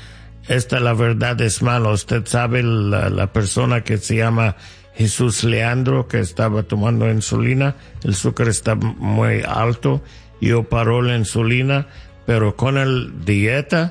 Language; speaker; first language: Spanish; non-native, fluent; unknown